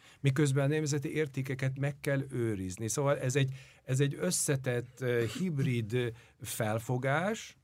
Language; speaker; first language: Hungarian; non-native, fluent; Turkish